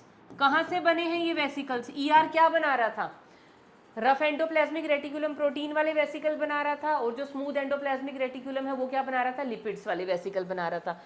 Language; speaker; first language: Hindi; native; Hindi